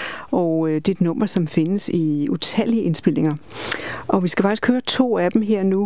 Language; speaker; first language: Danish; native; Danish